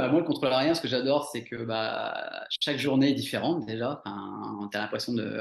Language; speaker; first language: French; native; French